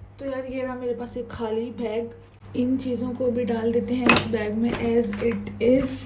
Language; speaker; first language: Urdu; native; Urdu